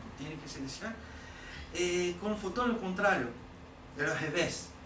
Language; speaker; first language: Spanish; non-native, learner; Portuguese